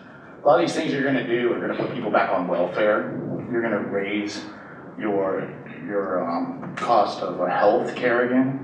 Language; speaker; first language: English; native; English